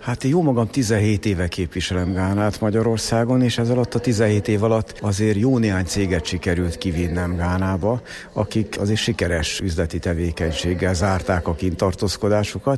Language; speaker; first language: Hungarian; native; Hungarian